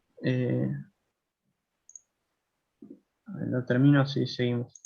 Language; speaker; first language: Spanish; native; Spanish